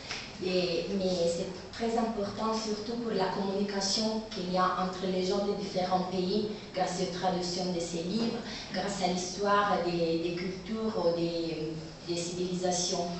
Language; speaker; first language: French; non-native, learner; Italian